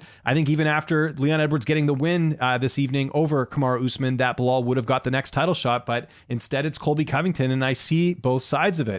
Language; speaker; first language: English; native; English